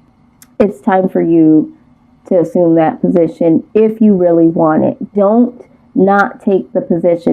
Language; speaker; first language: English; native; English